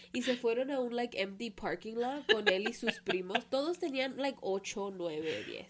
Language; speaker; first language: Spanish; early bilingual, heritage; Spanish